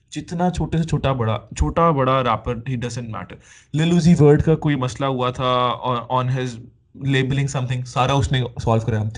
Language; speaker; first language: Urdu; native; Urdu